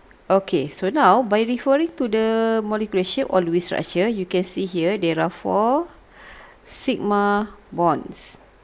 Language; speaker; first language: English; non-native, local second language; Malay